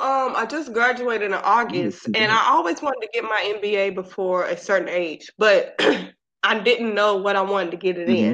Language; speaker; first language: English; native; English